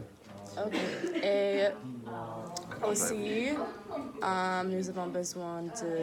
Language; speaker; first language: French; non-native, learner; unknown